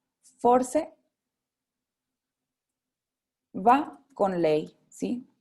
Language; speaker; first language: Italian; non-native, fluent; Spanish